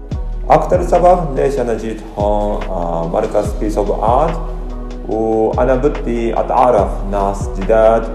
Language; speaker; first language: Arabic; non-native, learner; Japanese